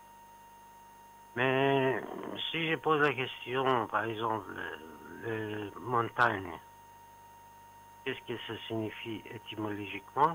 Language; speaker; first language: French; non-native, fluent; Persian